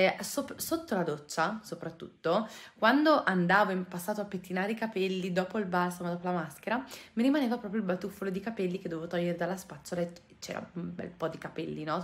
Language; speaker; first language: Italian; native; Italian